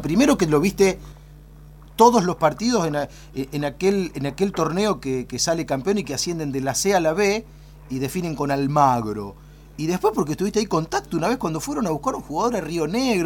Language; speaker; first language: Spanish; native; Spanish